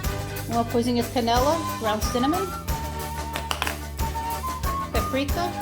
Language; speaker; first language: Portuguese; early bilingual, heritage; Portuguese